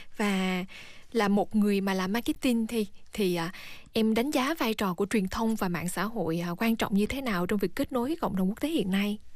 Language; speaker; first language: Vietnamese; native; Vietnamese